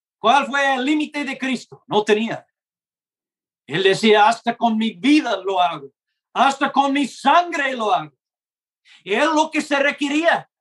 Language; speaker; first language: Spanish; non-native, fluent; English